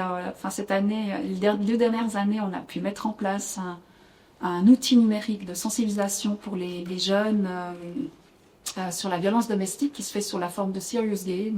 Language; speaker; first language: French; native; French